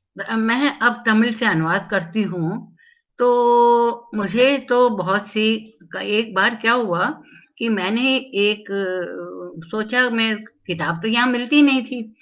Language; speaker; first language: Hindi; non-native, local second language; Tamil